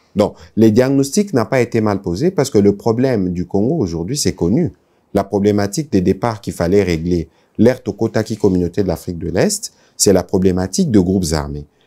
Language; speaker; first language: French; non-native, local second language; Lingala